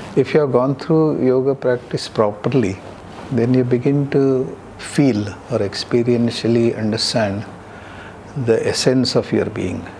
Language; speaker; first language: English; non-native, local second language; Marathi